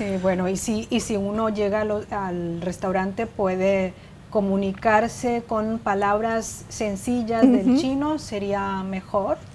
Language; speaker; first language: Spanish; non-native, fluent; Chinese